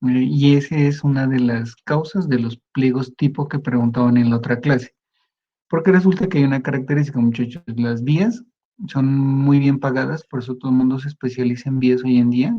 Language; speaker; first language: Spanish; native; Spanish